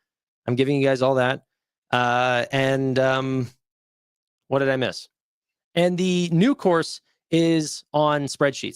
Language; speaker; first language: English; native; English